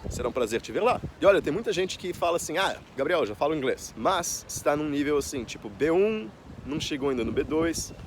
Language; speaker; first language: Portuguese; native; Portuguese